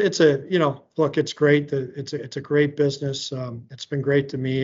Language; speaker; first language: English; native; English